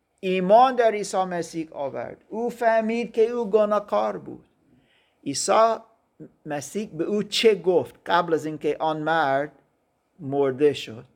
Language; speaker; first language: Persian; non-native, learner; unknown